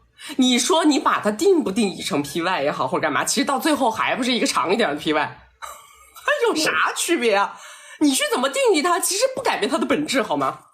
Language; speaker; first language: Chinese; native; Chinese